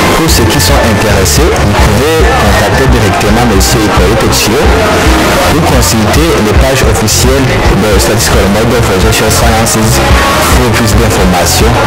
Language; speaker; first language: French; non-native, local second language; Rundi